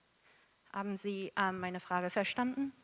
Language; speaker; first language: German; non-native, fluent; Korean